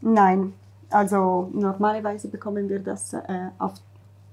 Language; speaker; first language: German; non-native, fluent; Italian